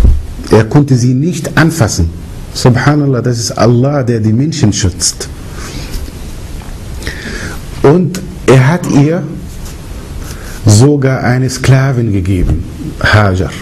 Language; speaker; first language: German; early bilingual, other home language; Arabic